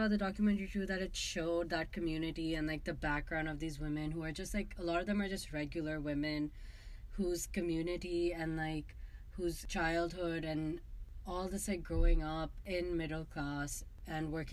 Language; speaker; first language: English; non-native, local second language; Urdu